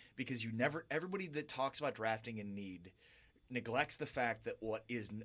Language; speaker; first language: English; native; English